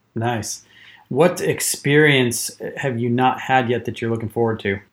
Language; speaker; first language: English; native; English